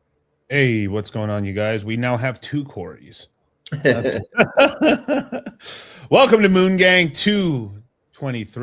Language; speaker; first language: English; native; English